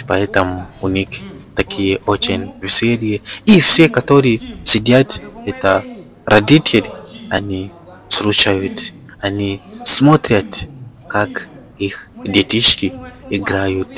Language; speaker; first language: Russian; non-native, learner; Bemba